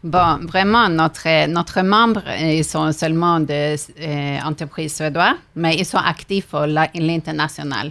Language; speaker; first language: French; non-native, fluent; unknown